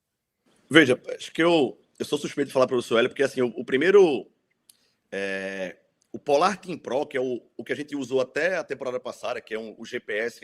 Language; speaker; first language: Portuguese; native; Portuguese